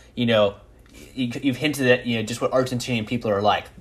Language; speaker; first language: English; early bilingual, other home language; Italian